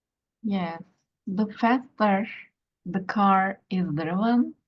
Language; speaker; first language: English; non-native, learner; Turkish